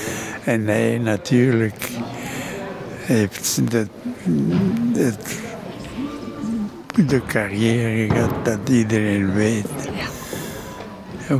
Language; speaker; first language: Dutch; non-native, local second language; French